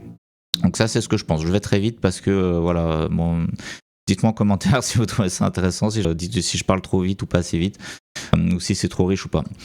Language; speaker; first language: French; native; French